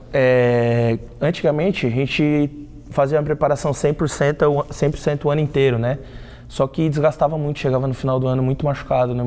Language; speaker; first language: Portuguese; native; Portuguese